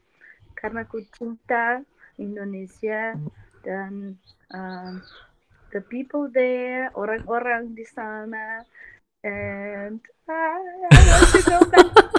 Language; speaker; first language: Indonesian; non-native, learner; Portuguese